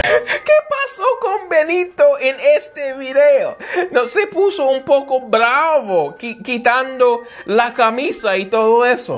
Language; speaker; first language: Spanish; non-native, fluent; English